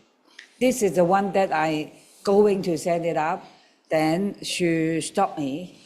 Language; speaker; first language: English; non-native, learner; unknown